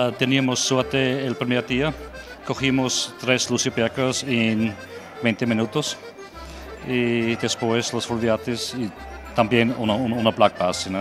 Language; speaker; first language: Spanish; non-native, learner; French